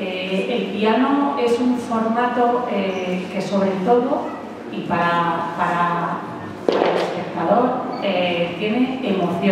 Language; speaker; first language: Spanish; native; Spanish